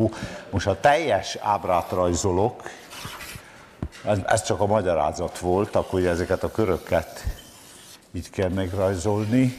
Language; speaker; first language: Hungarian; native; Hungarian